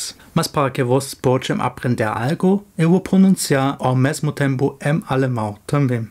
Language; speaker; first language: Portuguese; non-native, fluent; German